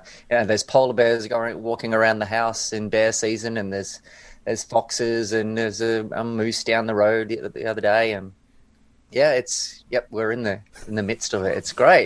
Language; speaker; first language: English; native; English